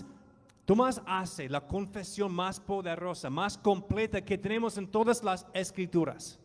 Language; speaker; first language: Spanish; non-native, fluent; English